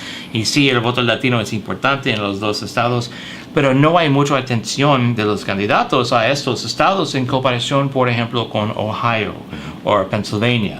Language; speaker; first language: Spanish; early bilingual, heritage; English